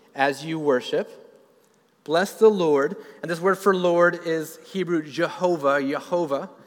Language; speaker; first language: English; native; English